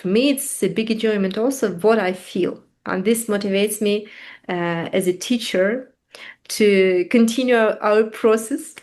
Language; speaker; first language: English; non-native, fluent; Russian